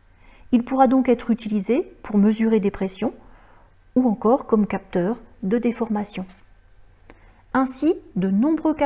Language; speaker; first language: French; native; French